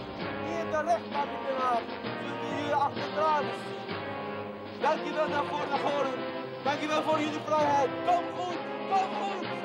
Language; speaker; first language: Dutch; non-native, learner; Arabic